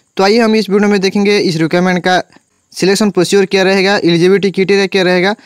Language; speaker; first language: Hindi; non-native, local second language; Bangla